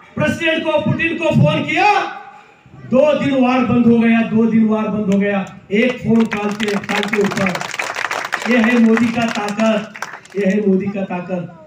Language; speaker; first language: Hindi; non-native, local second language; Kannada